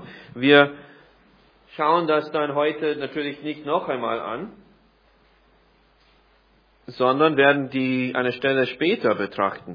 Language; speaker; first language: German; non-native, fluent; English